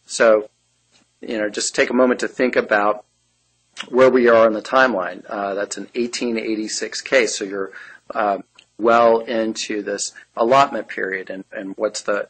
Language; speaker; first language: English; native; English